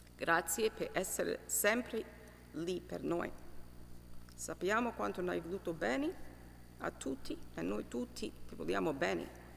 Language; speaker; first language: Italian; early bilingual, heritage; Italian